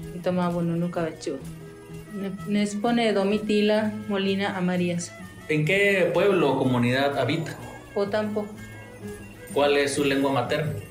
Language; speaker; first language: Spanish; non-native, local second language; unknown